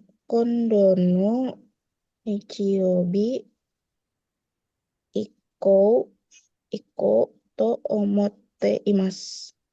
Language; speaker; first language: Japanese; non-native, learner; Indonesian